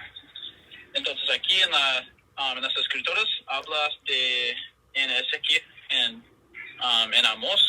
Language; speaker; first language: Spanish; non-native, fluent; English